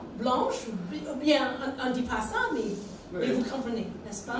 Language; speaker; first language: French; non-native, fluent; English